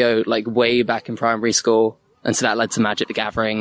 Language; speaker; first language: English; native; English